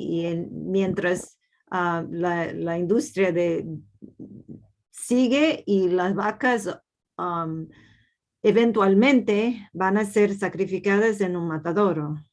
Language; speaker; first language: Spanish; non-native, fluent; Portuguese